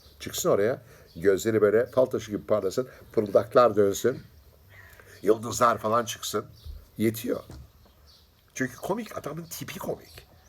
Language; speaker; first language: Turkish; native; Turkish